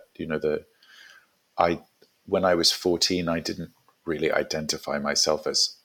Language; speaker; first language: English; native; English